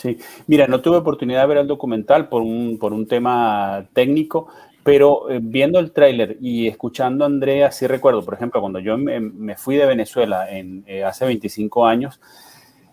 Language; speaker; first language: Spanish; native; Spanish